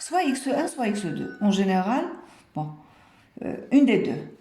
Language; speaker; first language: French; non-native, local second language; Arabic